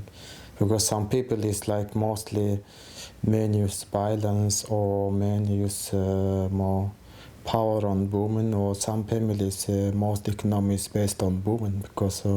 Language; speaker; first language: English; non-native, fluent; Mongolian